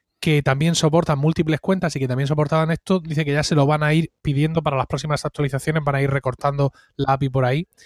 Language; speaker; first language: Spanish; native; Spanish